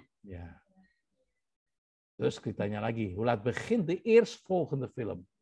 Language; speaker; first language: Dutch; non-native, learner; Indonesian